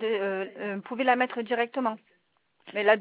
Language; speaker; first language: French; native; French